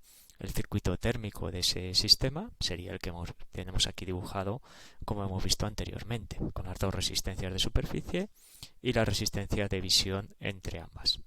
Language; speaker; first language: Spanish; native; Spanish